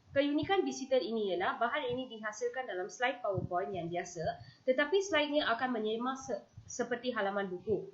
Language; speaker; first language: Malay; non-native, local second language; Tamil